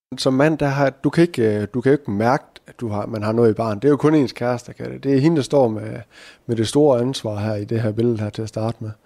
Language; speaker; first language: Danish; native; Danish